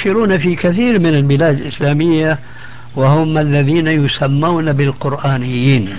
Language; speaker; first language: Arabic; native; Arabic